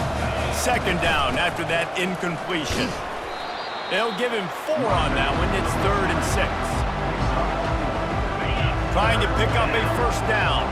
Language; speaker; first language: English; native; English